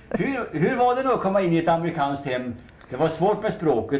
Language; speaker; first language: Swedish; native; Swedish